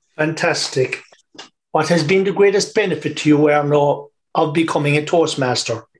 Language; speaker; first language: English; native; English